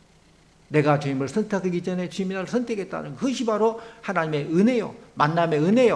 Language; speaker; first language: Korean; native; Korean